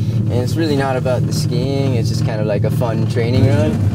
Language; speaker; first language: English; native; English